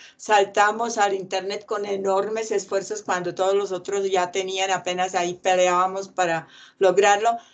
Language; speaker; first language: Spanish; non-native, fluent; Czech